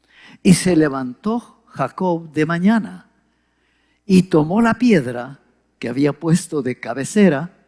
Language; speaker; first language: Spanish; native; Spanish